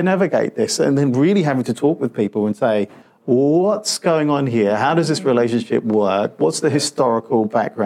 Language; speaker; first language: English; non-native, local second language; Punjabi